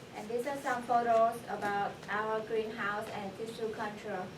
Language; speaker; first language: English; non-native, fluent; Vietnamese